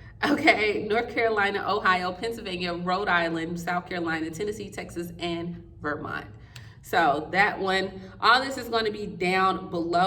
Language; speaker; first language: English; native; English